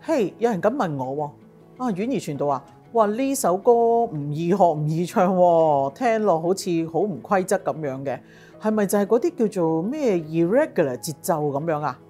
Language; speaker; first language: Chinese; native; Chinese